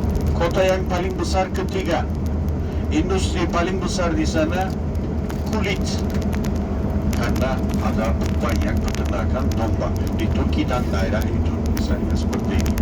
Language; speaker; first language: Indonesian; non-native, fluent; Turkish